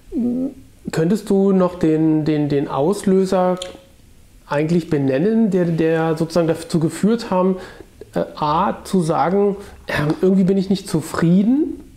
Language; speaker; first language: German; native; German